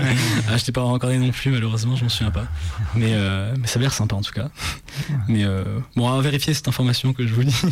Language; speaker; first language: French; native; French